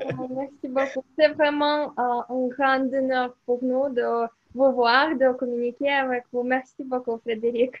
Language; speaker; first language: French; non-native, learner; Russian